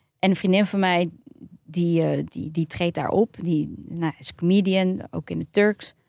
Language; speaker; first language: Dutch; early bilingual, other home language; Turkish